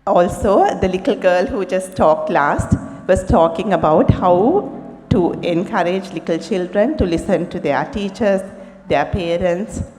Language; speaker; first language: English; non-native, local second language; Sinhala